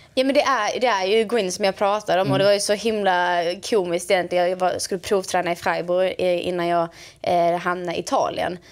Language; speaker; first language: Swedish; native; Swedish